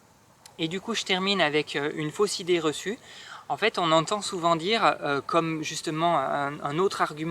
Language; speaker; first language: French; native; French